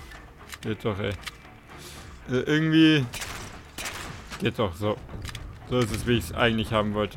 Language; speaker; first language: German; native; German